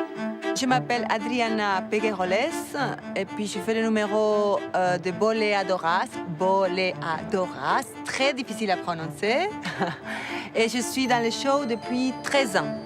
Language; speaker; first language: French; non-native, fluent; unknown